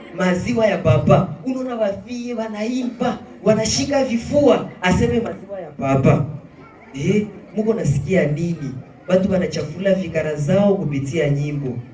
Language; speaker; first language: Swahili; native; Swahili